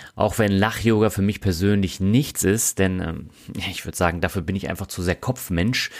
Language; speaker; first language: German; native; German